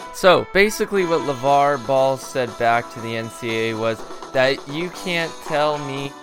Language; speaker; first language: English; native; English